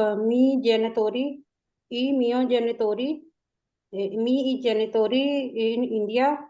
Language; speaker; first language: Italian; non-native, learner; Punjabi